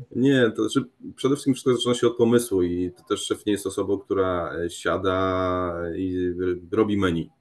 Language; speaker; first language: Polish; native; Polish